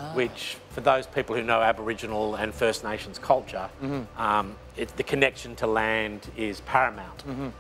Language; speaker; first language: English; native; English